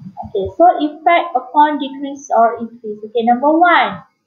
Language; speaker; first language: English; non-native, local second language; Malay